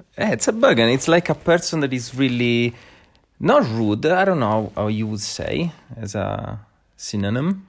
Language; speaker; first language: English; non-native, fluent; Italian